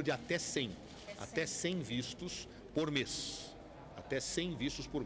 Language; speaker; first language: Portuguese; native; Portuguese